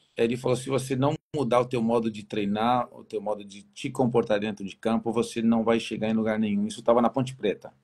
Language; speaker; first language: Portuguese; native; Portuguese